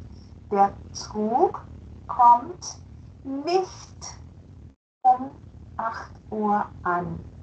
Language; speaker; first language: German; non-native, fluent; Spanish